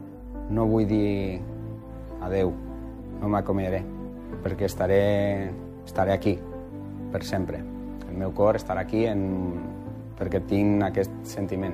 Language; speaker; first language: Catalan; non-native, learner; Spanish